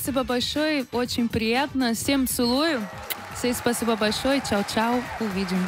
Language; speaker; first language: Russian; non-native, learner; Portuguese